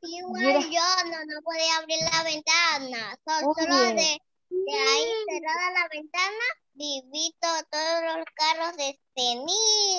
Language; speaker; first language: Spanish; native; Spanish